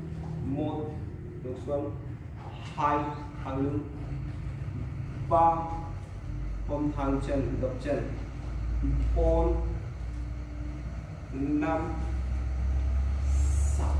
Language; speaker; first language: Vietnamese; non-native, learner; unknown